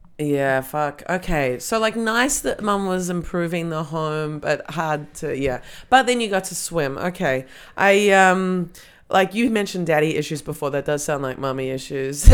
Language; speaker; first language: English; native; English